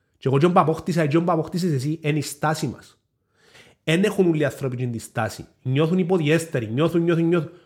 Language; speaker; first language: Greek; native; Greek